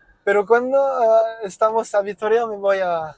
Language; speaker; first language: Spanish; non-native, learner; French